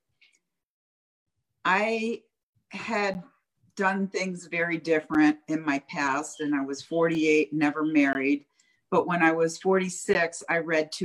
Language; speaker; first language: English; native; English